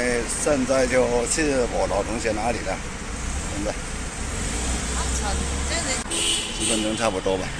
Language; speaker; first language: Chinese; non-native, local second language; Cantonese